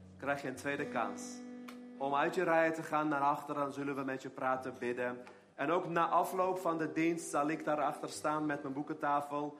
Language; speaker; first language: Dutch; non-native, fluent; Armenian